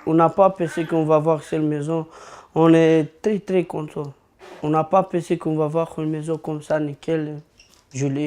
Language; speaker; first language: French; non-native, learner; Romanian